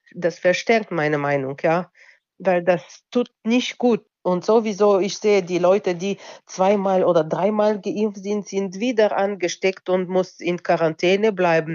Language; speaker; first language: German; non-native, local second language; Bulgarian